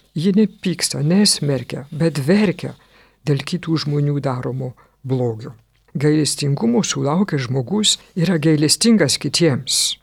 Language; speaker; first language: Lithuanian; non-native, fluent; French